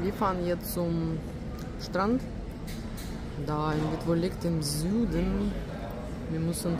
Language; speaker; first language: German; non-native, learner; Russian